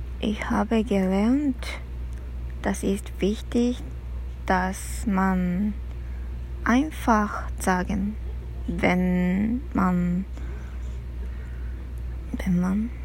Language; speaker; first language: German; non-native, learner; Japanese